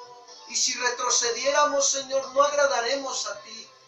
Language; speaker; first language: Spanish; native; Spanish